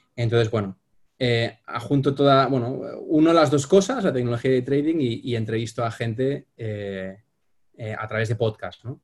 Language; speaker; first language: Spanish; non-native, local second language; Catalan